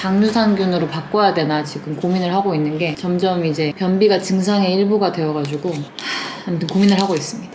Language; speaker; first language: Korean; native; Korean